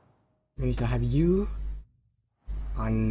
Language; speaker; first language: English; non-native, learner; Swedish